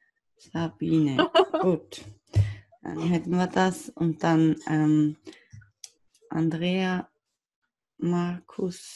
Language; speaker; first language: German; native; German